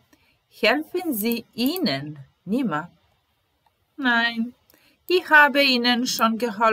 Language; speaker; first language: German; non-native, fluent; Serbian